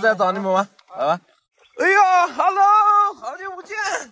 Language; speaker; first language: Chinese; native; Chinese